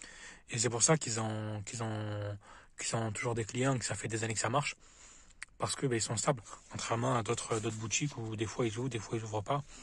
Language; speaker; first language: French; native; French